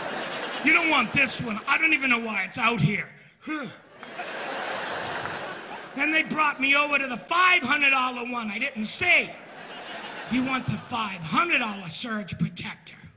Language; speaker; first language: English; native; English